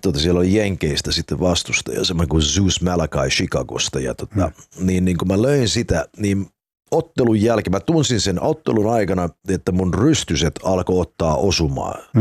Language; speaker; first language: Finnish; early bilingual, heritage; Finnish